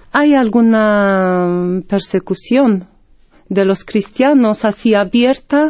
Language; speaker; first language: Spanish; non-native, fluent; Polish